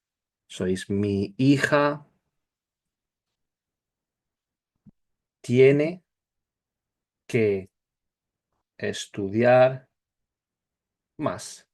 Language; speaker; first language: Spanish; non-native, learner; English